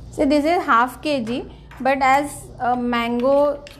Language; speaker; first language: English; non-native, local second language; Hindi